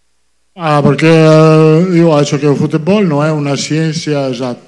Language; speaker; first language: Portuguese; non-native, fluent; Italian